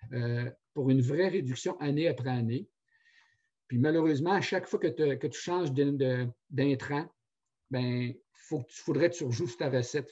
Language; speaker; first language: French; native; French